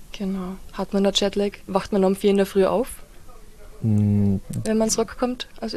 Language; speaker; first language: German; native; German